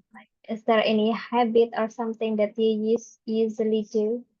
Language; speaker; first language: English; non-native, fluent; Indonesian